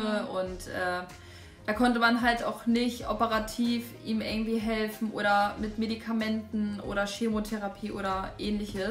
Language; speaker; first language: German; native; German